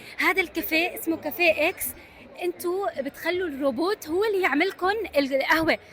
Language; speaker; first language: Arabic; native; Arabic